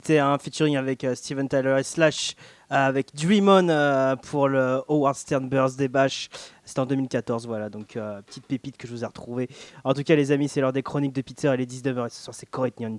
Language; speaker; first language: French; native; French